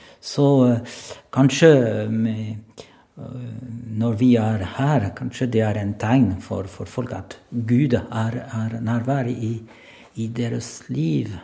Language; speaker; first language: Norwegian; non-native, learner; French